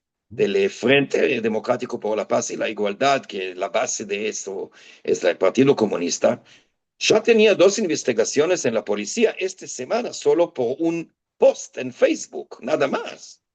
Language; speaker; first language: Spanish; non-native, fluent; Hebrew